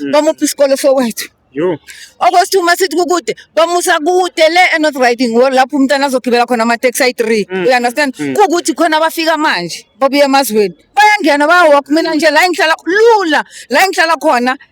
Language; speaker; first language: Zulu; native; Zulu